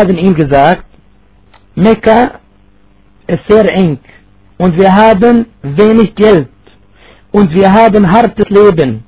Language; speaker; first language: German; non-native, fluent; Arabic